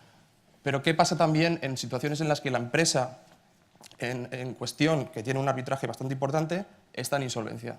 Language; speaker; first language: Spanish; native; Spanish